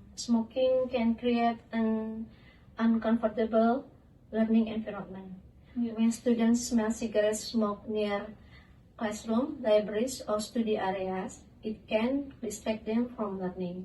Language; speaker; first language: English; non-native, learner; Indonesian